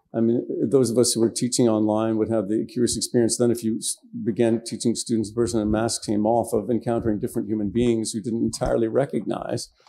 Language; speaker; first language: English; native; English